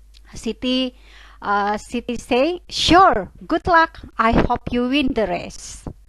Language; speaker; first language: English; non-native, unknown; Indonesian